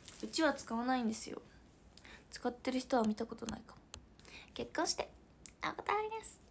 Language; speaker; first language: Japanese; native; Japanese